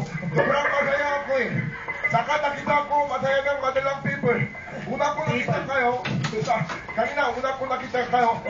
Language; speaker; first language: Filipino; non-native, learner; Korean